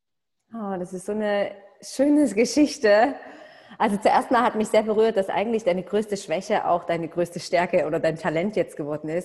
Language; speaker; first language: German; native; German